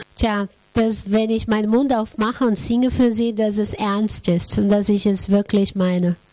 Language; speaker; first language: German; non-native, fluent; Portuguese